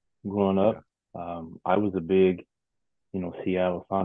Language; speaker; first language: English; native; English